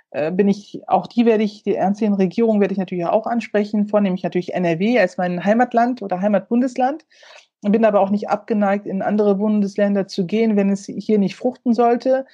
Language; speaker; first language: German; early bilingual, other home language; Turkish